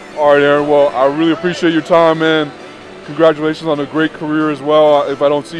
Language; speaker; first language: English; native; English